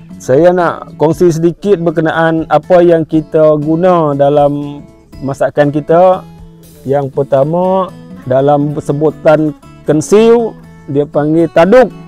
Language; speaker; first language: Malay; non-native, local second language; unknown